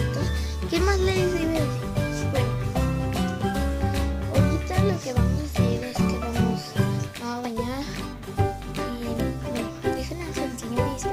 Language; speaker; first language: Spanish; native; Spanish